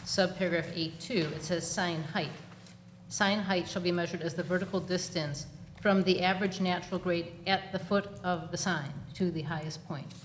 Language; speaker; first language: English; native; English